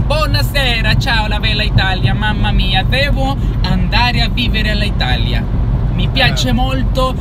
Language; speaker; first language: Italian; non-native, learner; Spanish